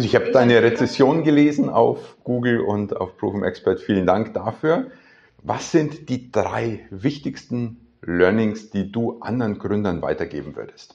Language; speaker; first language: German; native; German